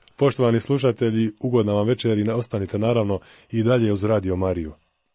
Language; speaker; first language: Croatian; native; Croatian